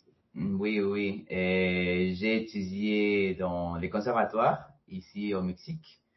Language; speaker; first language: French; non-native, fluent; Spanish